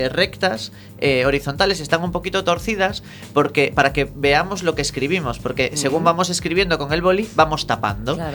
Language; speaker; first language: Spanish; native; Spanish